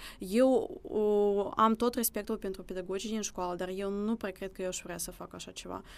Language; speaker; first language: Romanian; early bilingual, other home language; Russian